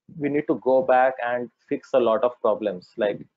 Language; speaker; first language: English; non-native, local second language; Marathi